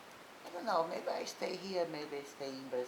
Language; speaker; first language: English; non-native, learner; Portuguese